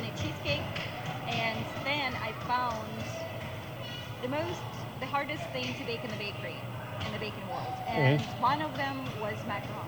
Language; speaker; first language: English; non-native, fluent; Ukrainian